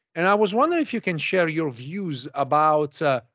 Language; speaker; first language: English; non-native, fluent; Italian